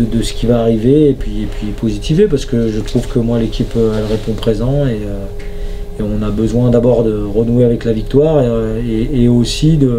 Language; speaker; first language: French; native; French